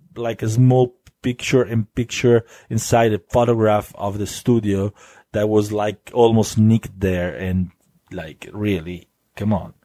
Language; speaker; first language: English; non-native, fluent; Italian